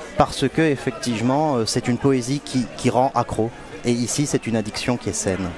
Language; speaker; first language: French; native; French